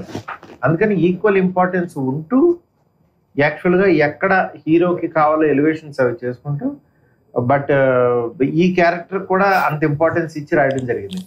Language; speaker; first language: Telugu; native; Telugu